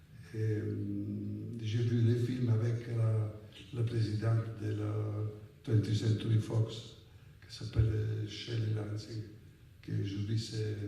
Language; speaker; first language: French; non-native, fluent; Italian